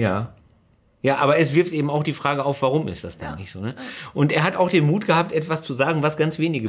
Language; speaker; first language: German; native; German